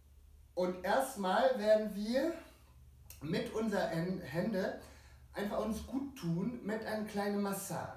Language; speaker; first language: German; non-native, fluent; French